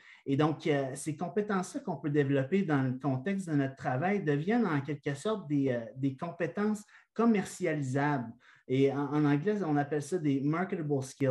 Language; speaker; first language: French; native; French